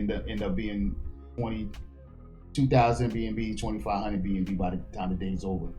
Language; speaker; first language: English; native; English